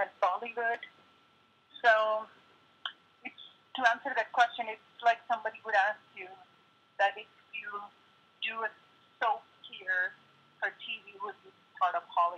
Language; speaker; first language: English; non-native, local second language; Hindi